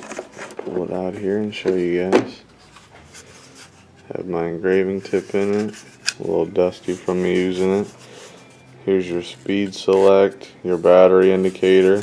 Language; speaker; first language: English; native; English